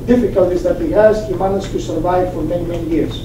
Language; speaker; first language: English; non-native, fluent; Greek